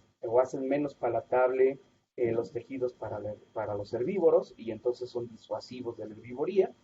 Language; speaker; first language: Spanish; native; Spanish